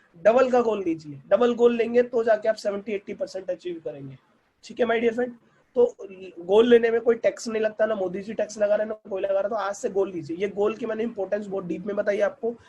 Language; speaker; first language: Hindi; native; Hindi